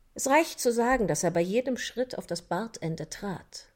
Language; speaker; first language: German; native; German